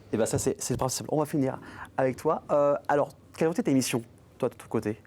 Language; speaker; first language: French; native; French